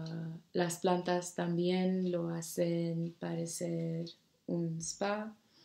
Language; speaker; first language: Spanish; non-native, learner; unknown